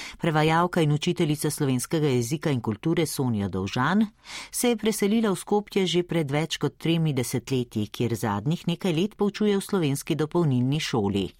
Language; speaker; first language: Slovenian; native; Slovenian